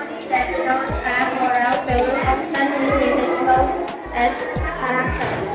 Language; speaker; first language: English; non-native, learner; Indonesian